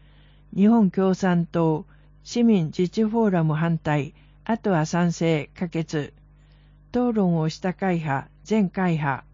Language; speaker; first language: Japanese; native; Japanese